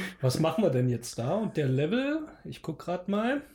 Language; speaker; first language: German; native; German